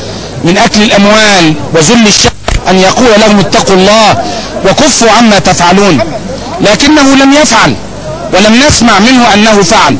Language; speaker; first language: Arabic; native; Arabic